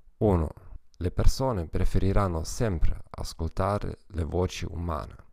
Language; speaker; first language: Italian; non-native, learner; German